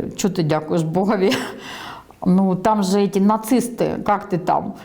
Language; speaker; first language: Ukrainian; native; Ukrainian